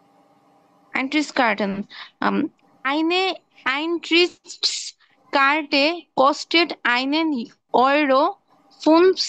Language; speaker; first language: German; non-native, learner; Bangla